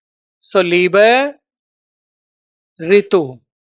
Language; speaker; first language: German; non-native, fluent; Hindi